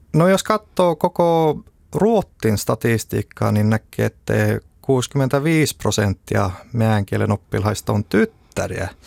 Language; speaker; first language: Finnish; native; Finnish